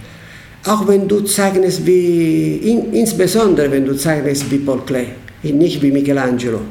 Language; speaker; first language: German; non-native, learner; Italian